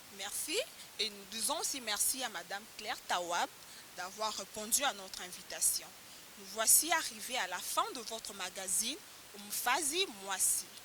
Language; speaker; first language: French; non-native, local second language; Lingala